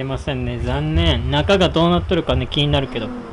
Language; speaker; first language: Japanese; native; Japanese